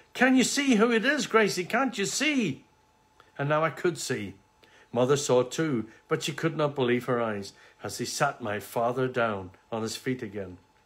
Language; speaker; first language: English; native; English